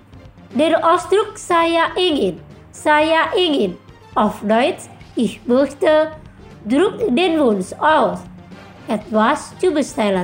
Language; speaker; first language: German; non-native, fluent; Indonesian